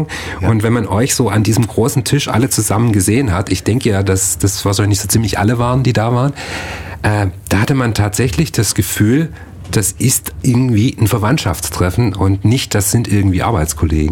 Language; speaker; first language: German; native; German